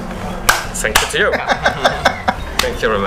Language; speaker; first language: English; non-native, learner; French